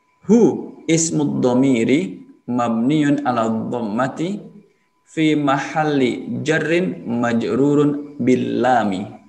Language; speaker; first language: Arabic; non-native, fluent; Indonesian